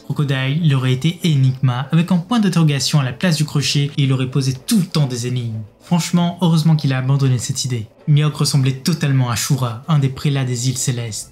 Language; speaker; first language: French; native; French